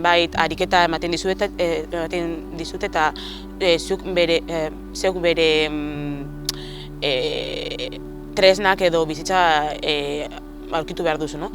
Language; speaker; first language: Basque; non-native, local second language; Spanish